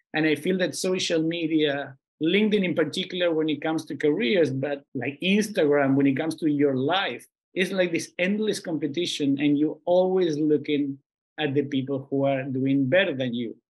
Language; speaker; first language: English; non-native, fluent; Spanish